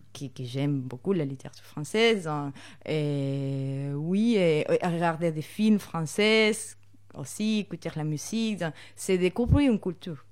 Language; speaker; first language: French; non-native, fluent; Spanish